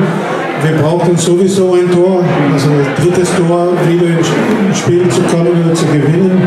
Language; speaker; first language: German; non-native, fluent; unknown